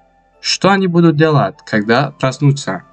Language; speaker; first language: Russian; non-native, local second language; Tajik